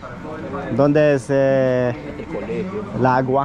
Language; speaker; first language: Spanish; non-native, learner; English